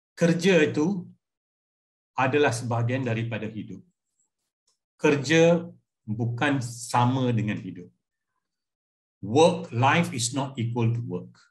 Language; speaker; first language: Malay; non-native, local second language; Punjabi